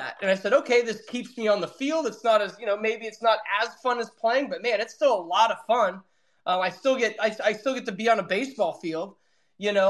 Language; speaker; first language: English; native; English